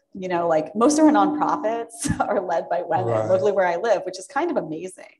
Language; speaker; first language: English; native; English